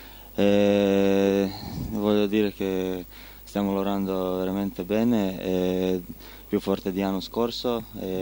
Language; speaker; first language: Italian; non-native, learner; Croatian